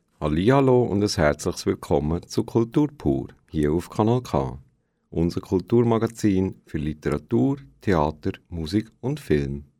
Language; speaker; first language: German; native; German